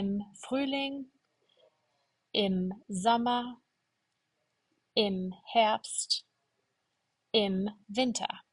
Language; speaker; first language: German; non-native, fluent; English